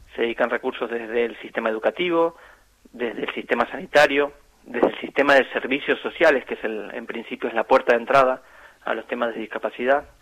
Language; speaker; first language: Spanish; native; Spanish